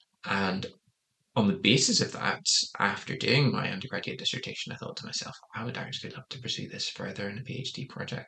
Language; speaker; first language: English; native; English